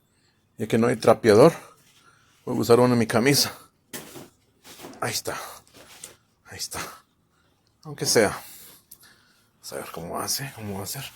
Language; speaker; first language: Spanish; non-native, local second language; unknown